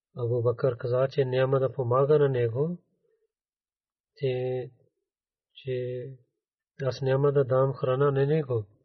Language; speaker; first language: Bulgarian; non-native, learner; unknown